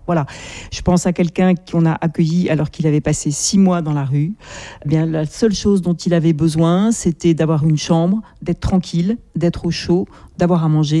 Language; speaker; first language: French; native; French